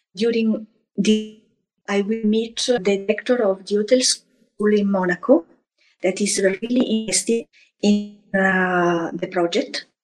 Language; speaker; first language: English; non-native, fluent; Italian